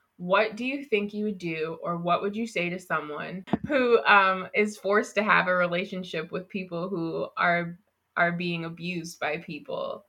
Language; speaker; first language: English; native; English